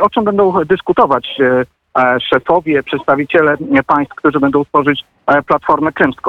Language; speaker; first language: Polish; native; Polish